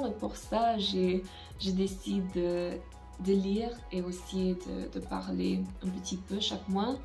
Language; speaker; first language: French; non-native, fluent; English